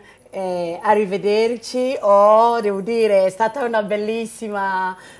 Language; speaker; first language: Italian; non-native, fluent; Akan